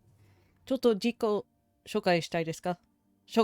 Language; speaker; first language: Japanese; non-native, learner; English